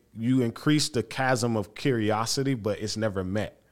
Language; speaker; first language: English; early bilingual, other home language; Haitian Creole